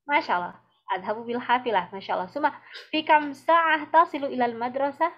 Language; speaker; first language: Arabic; non-native, fluent; Indonesian